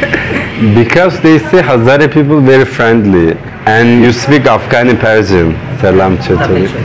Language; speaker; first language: English; non-native, learner; Turkish